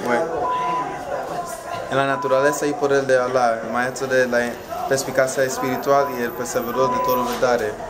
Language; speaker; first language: Spanish; non-native, learner; English